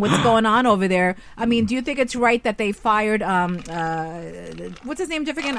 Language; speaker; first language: English; early bilingual, other home language; Spanish